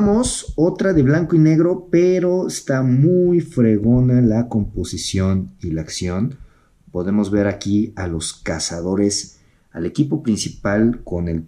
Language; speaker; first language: Spanish; native; Spanish